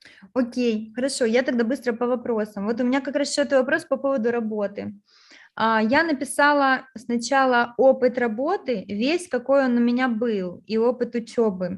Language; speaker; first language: Russian; native; Russian